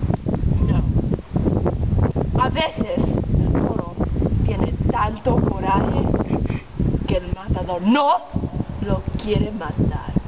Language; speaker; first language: Spanish; non-native, learner; English